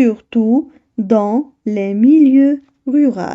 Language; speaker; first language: French; non-native, local second language; Arabic